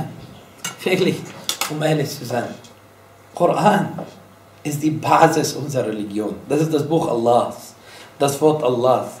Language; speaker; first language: German; non-native, fluent; Arabic